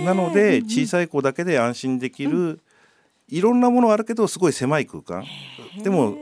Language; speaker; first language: Japanese; native; Japanese